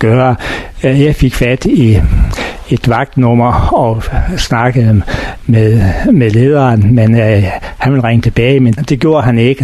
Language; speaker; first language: Danish; native; Danish